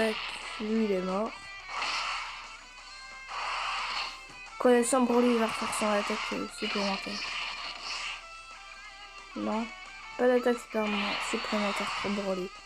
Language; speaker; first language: French; native; French